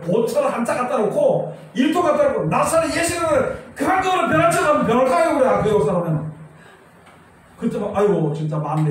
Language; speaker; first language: Korean; native; Korean